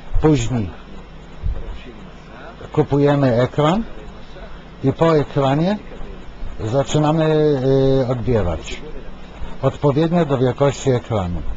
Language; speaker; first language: Polish; non-native, fluent; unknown